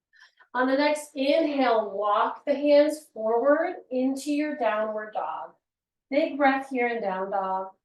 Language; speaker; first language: English; native; English